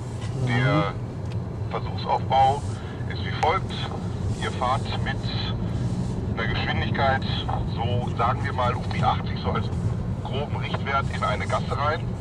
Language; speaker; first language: German; native; German